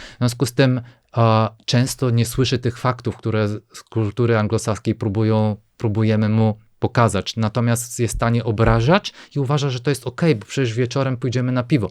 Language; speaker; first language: Polish; non-native, fluent; Bulgarian